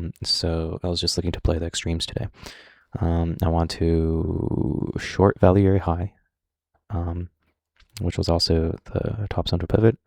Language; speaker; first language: English; native; English